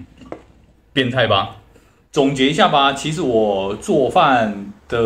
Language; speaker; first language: Chinese; native; Chinese